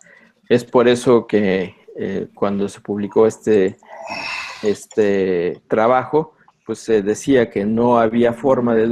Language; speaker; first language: Spanish; native; Spanish